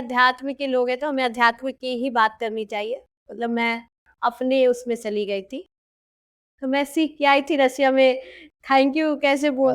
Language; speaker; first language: Hindi; native; Hindi